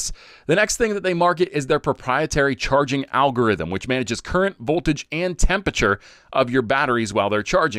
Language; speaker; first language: English; native; English